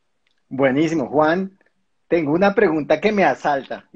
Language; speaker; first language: Spanish; native; Spanish